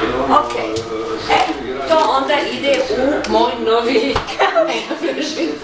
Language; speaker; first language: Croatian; early bilingual, heritage; Croatian